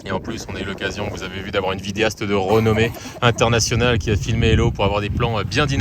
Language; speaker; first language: French; native; French